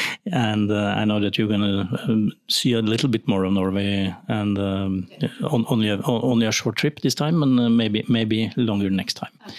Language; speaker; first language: English; non-native, fluent; Norwegian